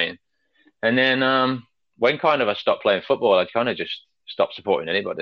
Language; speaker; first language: English; native; English